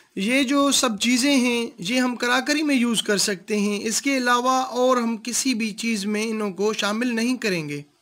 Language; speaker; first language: Urdu; non-native, local second language; Sindhi